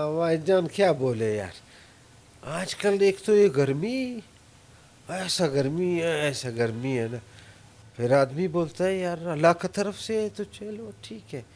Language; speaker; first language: Urdu; non-native, local second language; Brahui